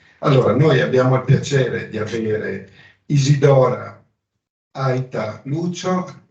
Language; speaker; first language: Italian; native; Italian